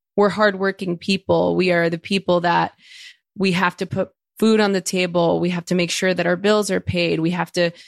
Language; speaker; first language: English; early bilingual, other home language; Spanish